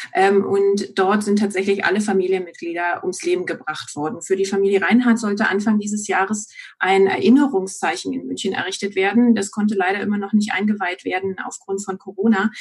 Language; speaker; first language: German; native; German